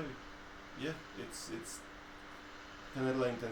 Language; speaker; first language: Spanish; non-native, fluent; English